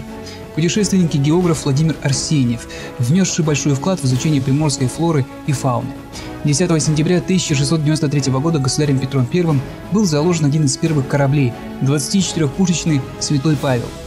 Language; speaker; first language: Russian; native; Russian